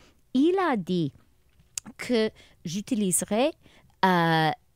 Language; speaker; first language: French; non-native, local second language; English